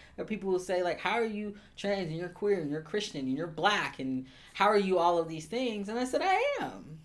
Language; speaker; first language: English; native; English